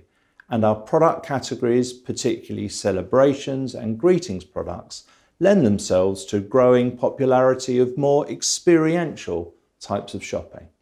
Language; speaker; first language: English; native; English